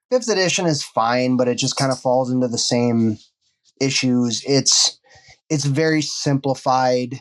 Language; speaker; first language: English; native; English